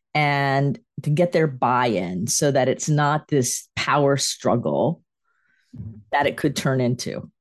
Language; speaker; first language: English; native; English